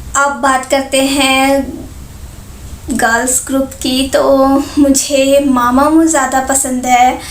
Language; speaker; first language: Hindi; native; Hindi